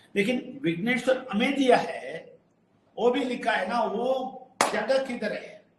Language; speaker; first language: Hindi; non-native, local second language; Telugu